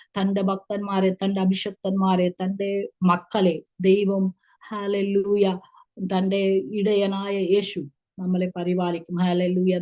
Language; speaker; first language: Malayalam; early bilingual, heritage; Malayalam